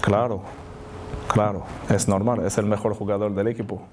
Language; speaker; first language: Spanish; non-native, learner; French